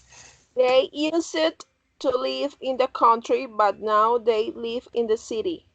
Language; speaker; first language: English; non-native, learner; Spanish